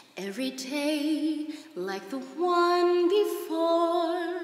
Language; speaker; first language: English; native; English